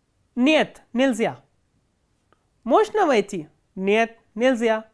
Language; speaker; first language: Russian; non-native, fluent; Hindi